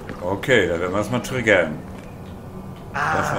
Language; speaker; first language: German; native; German